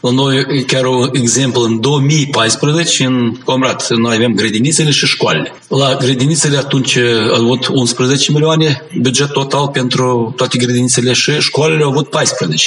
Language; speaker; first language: Romanian; non-native, local second language; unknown